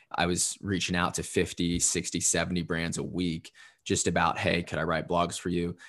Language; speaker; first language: English; native; English